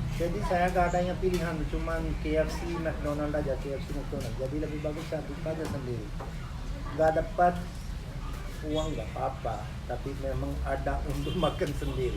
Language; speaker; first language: Indonesian; non-native, learner; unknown